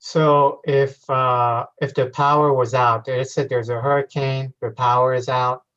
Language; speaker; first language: English; native; English